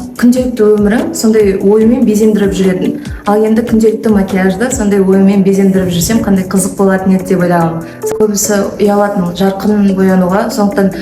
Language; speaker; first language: Kazakh; non-native, local second language; Russian